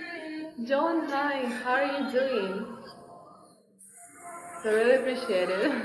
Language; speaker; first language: English; non-native, fluent; Russian